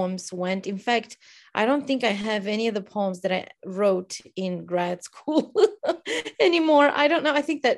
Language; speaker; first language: English; non-native, fluent; Romanian